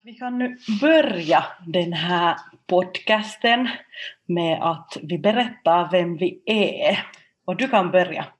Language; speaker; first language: Swedish; non-native, local second language; Finnish